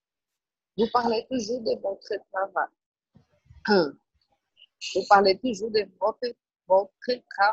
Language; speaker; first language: French; non-native, learner; Portuguese